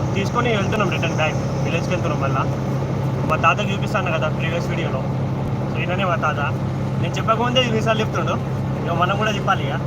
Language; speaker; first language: Telugu; non-native, local second language; Lambadi